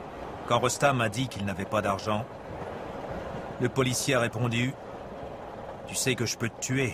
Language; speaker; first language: French; native; French